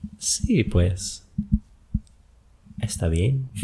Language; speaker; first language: Spanish; non-native, fluent; English